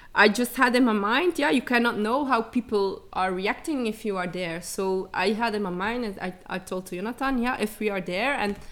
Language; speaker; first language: English; early bilingual, heritage; English